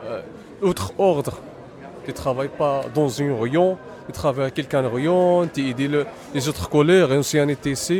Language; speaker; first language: French; non-native, learner; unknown